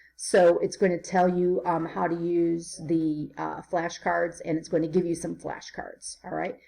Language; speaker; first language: English; native; English